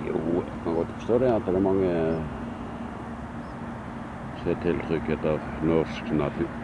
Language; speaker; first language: Norwegian; native; Norwegian